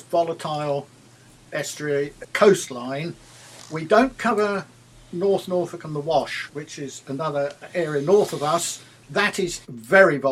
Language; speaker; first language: English; native; English